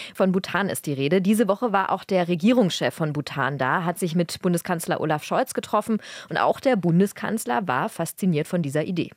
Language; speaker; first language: German; native; German